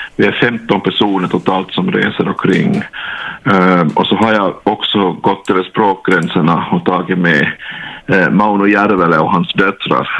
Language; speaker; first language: Swedish; native; Swedish